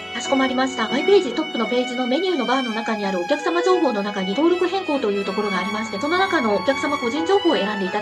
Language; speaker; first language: Japanese; native; Japanese